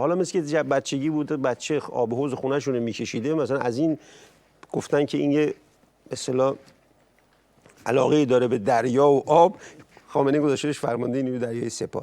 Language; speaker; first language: Persian; native; Persian